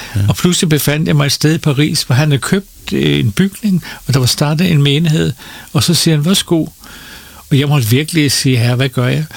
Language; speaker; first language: Danish; native; Danish